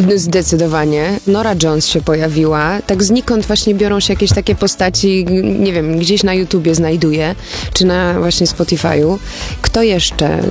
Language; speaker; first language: Polish; early bilingual, heritage; Polish